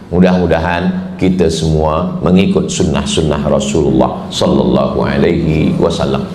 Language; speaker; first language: Malay; native; Malay